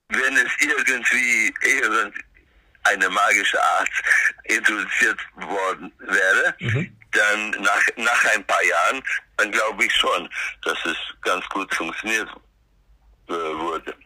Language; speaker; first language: German; non-native, fluent; Swedish